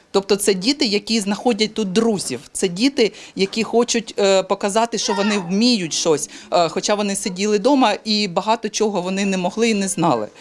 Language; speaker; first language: Ukrainian; native; Ukrainian